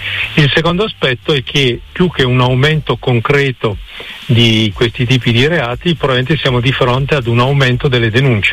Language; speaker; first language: Italian; native; Italian